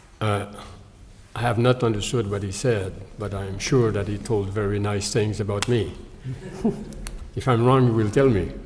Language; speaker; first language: English; non-native, local second language; French